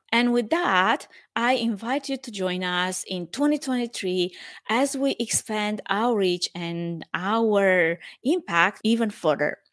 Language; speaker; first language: English; non-native, fluent; Romanian